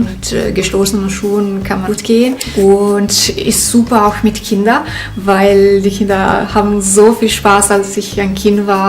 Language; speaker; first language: German; non-native, fluent; Italian